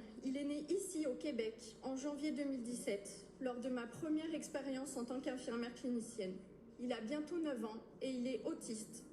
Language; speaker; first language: French; native; French